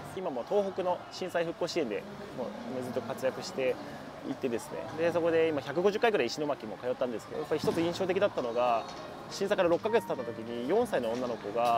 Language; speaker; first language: Japanese; native; Japanese